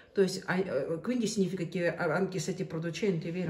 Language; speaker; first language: Italian; non-native, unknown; Russian